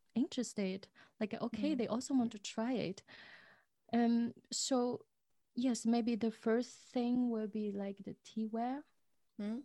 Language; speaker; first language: English; non-native, fluent; Chinese